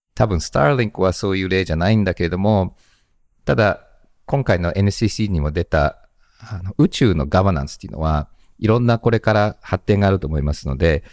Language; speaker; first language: Japanese; early bilingual, heritage; Japanese